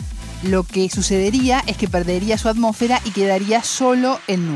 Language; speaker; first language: Spanish; native; Spanish